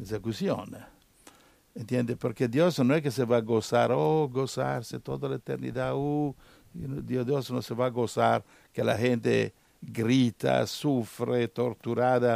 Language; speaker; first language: Spanish; non-native, learner; Italian